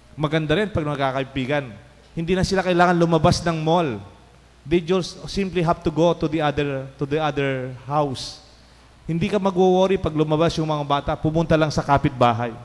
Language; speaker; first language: Filipino; non-native, local second language; Pampanga